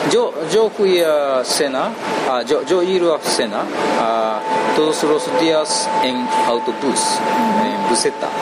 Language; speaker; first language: Spanish; non-native, learner; Japanese